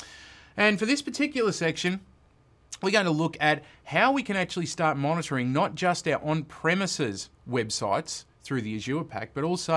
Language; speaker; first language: English; native; English